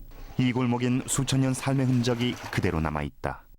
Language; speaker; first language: Korean; native; Korean